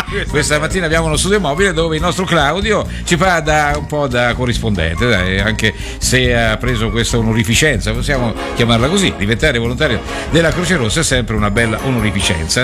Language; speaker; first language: Italian; native; Italian